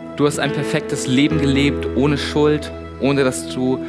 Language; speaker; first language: German; native; German